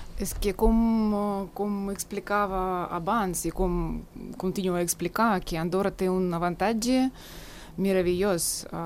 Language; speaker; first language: Catalan; non-native, fluent; Russian